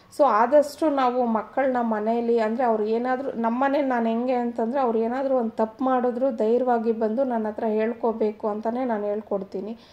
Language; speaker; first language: Kannada; non-native, local second language; Telugu